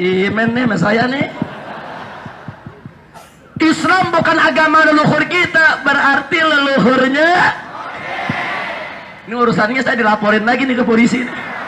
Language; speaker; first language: Indonesian; native; Indonesian